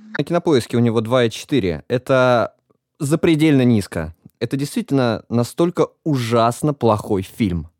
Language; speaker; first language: Russian; native; Russian